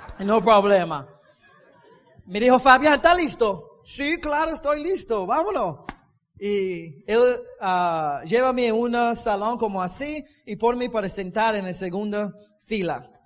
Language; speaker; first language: Spanish; non-native, learner; English